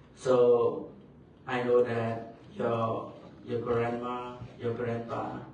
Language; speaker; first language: English; non-native, learner; Khmer